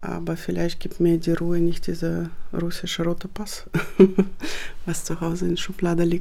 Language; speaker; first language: German; non-native, fluent; Russian